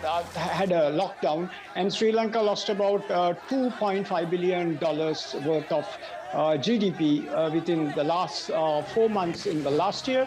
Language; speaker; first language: English; non-native, local second language; Sinhala